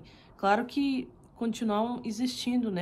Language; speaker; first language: Portuguese; non-native, fluent; Russian